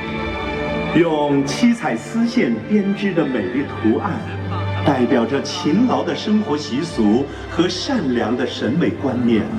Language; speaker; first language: Chinese; native; Chinese